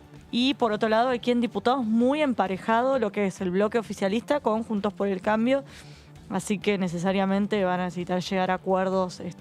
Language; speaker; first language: Spanish; native; Spanish